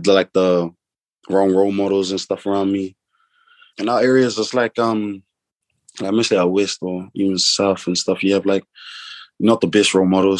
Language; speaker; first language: English; non-native, local second language; Samoan